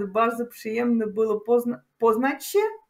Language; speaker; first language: Polish; non-native, learner; Russian